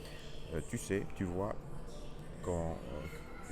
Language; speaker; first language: French; non-native, learner; Russian